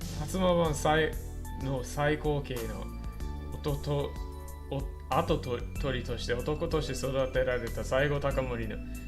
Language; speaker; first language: Japanese; non-native, fluent; English